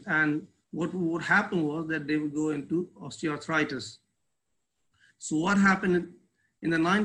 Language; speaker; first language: English; non-native, local second language; Urdu